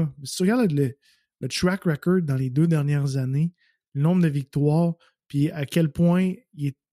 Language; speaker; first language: French; native; French